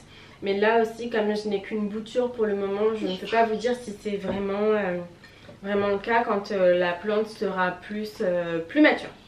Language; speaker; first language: French; native; French